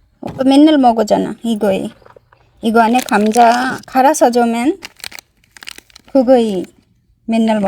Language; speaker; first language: Korean; non-native, learner; Bangla